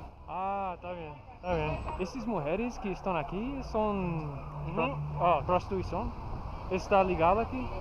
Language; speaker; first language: Spanish; non-native, learner; English